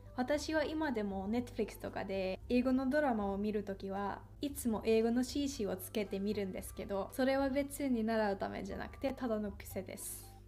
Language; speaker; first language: Japanese; non-native, fluent; Finnish